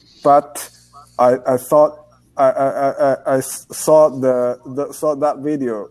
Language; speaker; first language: English; non-native, learner; Chinese